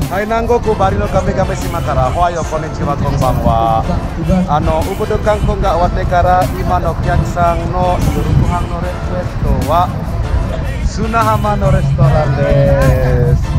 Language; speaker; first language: Japanese; non-native, fluent; Balinese